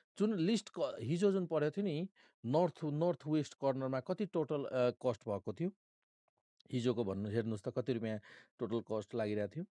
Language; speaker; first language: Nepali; non-native, local second language; Maithili